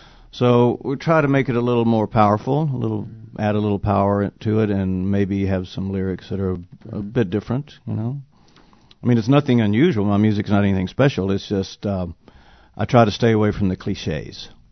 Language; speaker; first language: English; native; English